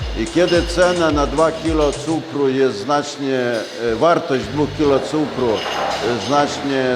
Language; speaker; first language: Polish; non-native, learner; Ukrainian